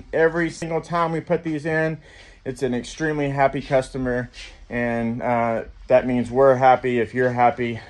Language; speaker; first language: English; native; English